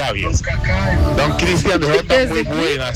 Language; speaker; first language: Spanish; native; Spanish